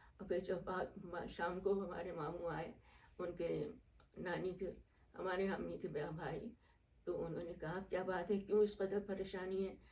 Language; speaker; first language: Urdu; native; Urdu